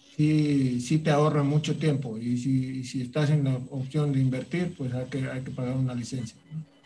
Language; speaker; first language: Spanish; native; Spanish